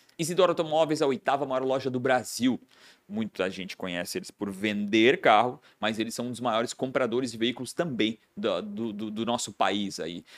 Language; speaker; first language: Portuguese; native; Portuguese